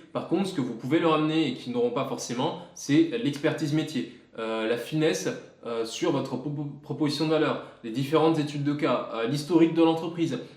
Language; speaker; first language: French; native; French